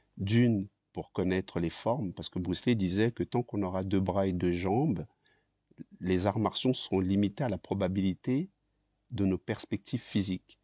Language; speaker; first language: French; early bilingual, other home language; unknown